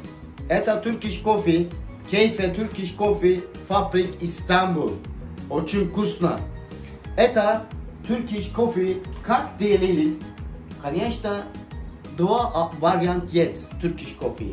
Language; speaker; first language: Russian; non-native, learner; Turkish